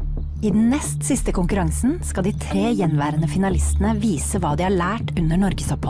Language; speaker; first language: Norwegian; native; Norwegian